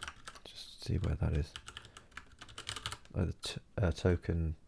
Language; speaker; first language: English; native; English